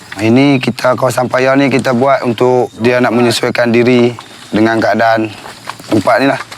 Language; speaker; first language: Malay; native; Malay